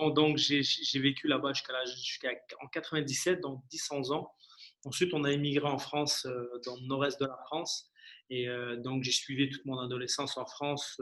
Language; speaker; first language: French; early bilingual, other home language; Arabic